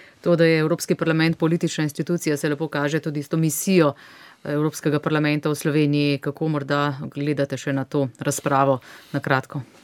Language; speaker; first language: Slovenian; native; Slovenian